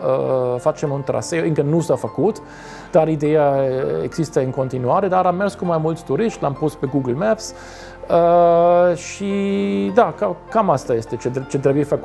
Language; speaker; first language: Romanian; non-native, fluent; German